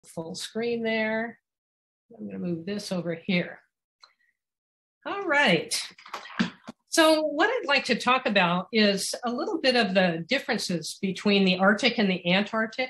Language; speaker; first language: English; native; English